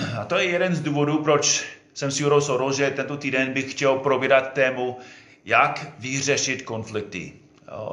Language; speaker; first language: Czech; non-native, fluent; English